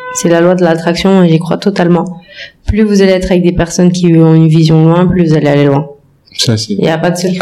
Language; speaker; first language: French; native; French